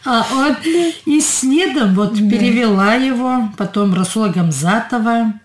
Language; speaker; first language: Russian; non-native, local second language; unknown